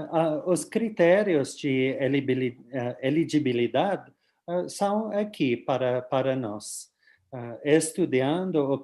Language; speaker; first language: Portuguese; non-native, fluent; English